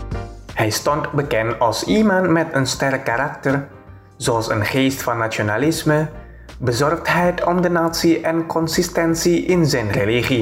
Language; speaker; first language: Dutch; non-native, fluent; Indonesian